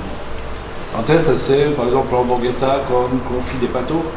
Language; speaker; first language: Spanish; non-native, learner; French